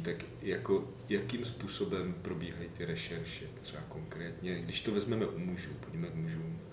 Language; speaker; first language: Czech; native; Czech